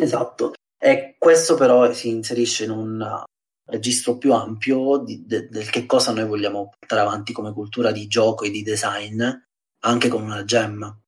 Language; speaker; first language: Italian; native; Italian